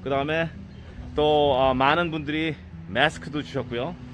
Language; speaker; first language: Korean; native; Korean